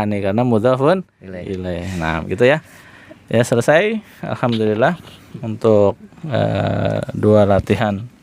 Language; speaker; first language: Indonesian; native; Indonesian